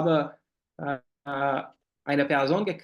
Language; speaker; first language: German; non-native, fluent; Portuguese